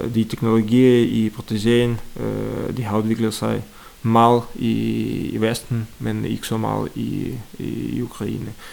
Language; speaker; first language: Danish; non-native, fluent; Russian